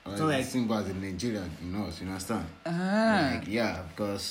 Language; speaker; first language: English; non-native, local second language; Yoruba